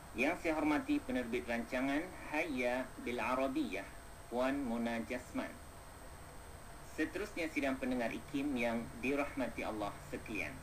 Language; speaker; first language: Malay; native; Malay